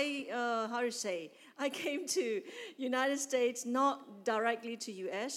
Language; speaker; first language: English; non-native, fluent; Burmese